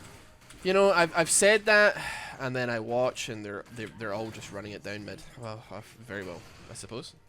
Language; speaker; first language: English; native; English